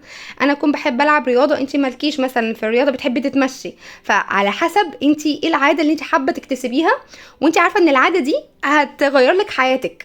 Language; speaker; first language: Arabic; native; Arabic